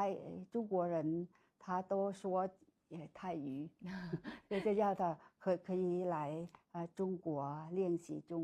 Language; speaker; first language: Chinese; non-native, learner; Thai